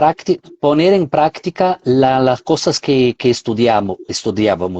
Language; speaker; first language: Spanish; non-native, fluent; Portuguese